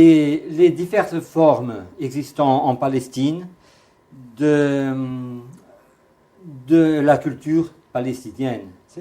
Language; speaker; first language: French; non-native, fluent; Portuguese